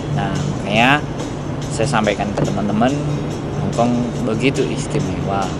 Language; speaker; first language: Indonesian; native; Indonesian